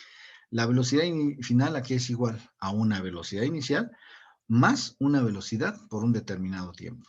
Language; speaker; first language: Spanish; native; Spanish